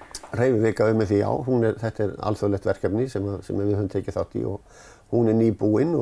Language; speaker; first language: Icelandic; native; Icelandic